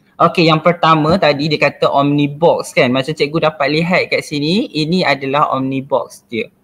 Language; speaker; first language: Malay; native; Malay